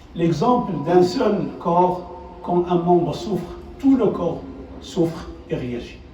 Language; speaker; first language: French; non-native, local second language; Arabic